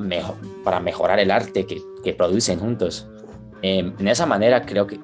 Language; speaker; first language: Spanish; early bilingual, heritage; Spanish